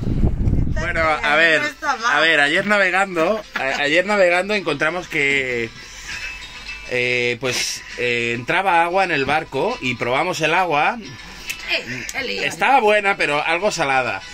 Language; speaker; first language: Spanish; native; Spanish